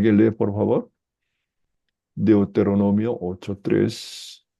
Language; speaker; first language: Spanish; non-native, fluent; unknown